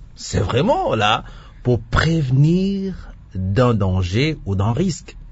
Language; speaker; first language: French; non-native, local second language; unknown